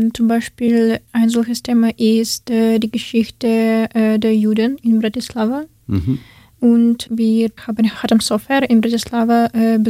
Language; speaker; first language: German; non-native, learner; Ukrainian